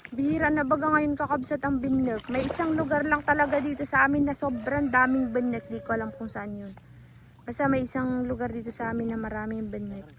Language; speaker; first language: Filipino; non-native, local second language; Iloko